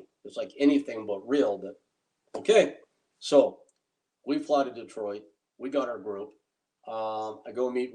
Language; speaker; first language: English; native; English